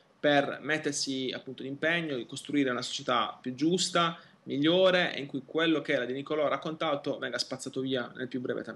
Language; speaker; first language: Italian; native; Italian